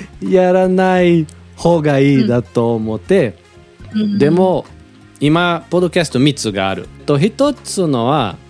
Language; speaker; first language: Japanese; non-native, learner; Portuguese